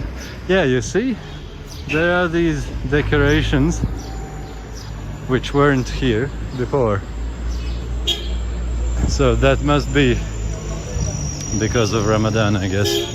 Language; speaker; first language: English; non-native, fluent; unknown